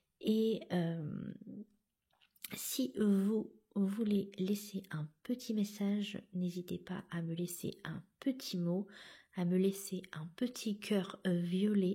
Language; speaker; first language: French; native; French